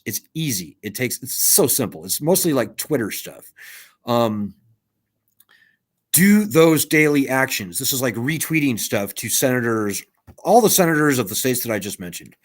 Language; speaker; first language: English; native; English